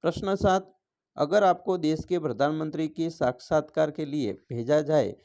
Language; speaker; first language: Hindi; non-native, local second language; Gujarati